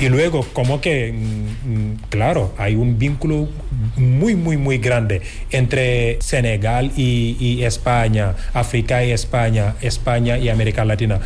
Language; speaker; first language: Spanish; non-native, fluent; Wolof